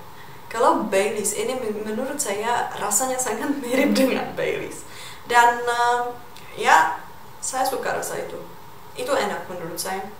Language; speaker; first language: Indonesian; non-native, fluent; Czech